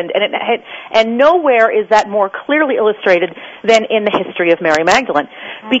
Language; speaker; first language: English; native; English